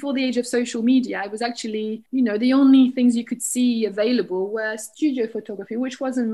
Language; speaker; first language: English; non-native, fluent; French